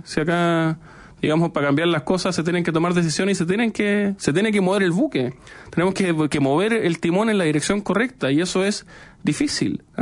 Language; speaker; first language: Spanish; native; Spanish